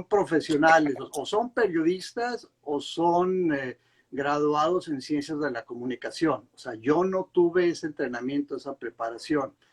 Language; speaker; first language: Spanish; native; Spanish